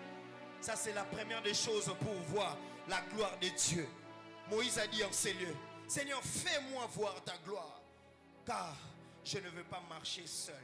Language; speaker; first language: French; non-native, local second language; Lingala